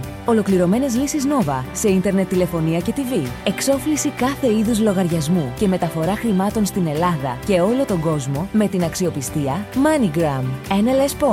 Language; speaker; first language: Greek; native; Greek